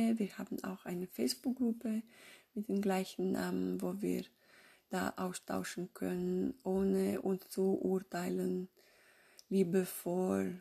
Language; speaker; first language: German; non-native, fluent; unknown